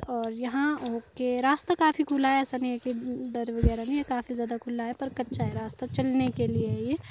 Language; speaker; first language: Hindi; native; Hindi